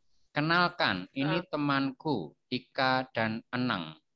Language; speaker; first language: Indonesian; native; Indonesian